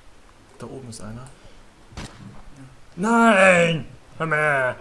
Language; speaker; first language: German; native; German